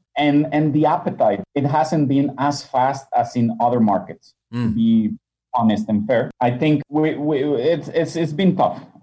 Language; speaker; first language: English; non-native, fluent; Spanish